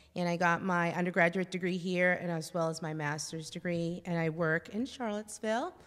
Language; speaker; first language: English; native; English